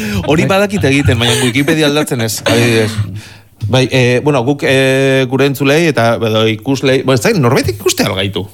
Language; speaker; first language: Basque; native; Basque